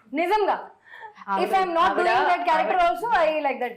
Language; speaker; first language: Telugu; non-native, fluent; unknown